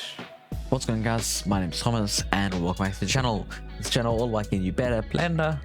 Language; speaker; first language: English; native; English